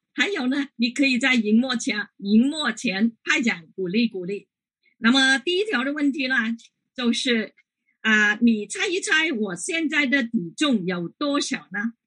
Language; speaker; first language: Chinese; non-native, local second language; Cantonese